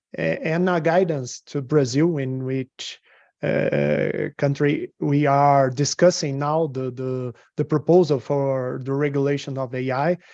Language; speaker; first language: English; non-native, fluent; Portuguese